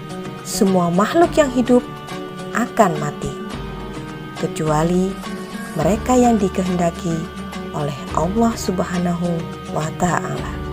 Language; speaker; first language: Indonesian; native; Indonesian